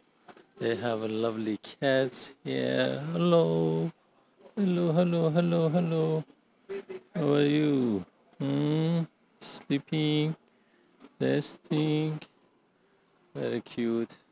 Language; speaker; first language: English; non-native, learner; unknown